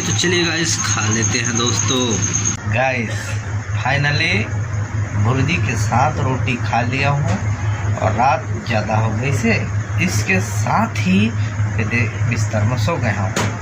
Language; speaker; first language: Hindi; non-native, local second language; Chhattisgarhi